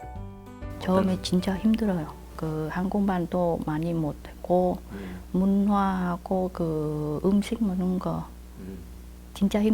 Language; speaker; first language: Korean; non-native, learner; Vietnamese